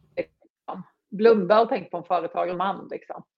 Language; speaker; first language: Swedish; native; Swedish